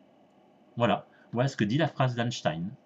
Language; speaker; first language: French; native; French